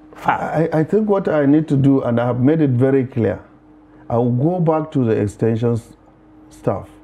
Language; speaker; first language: English; non-native, local second language; Hausa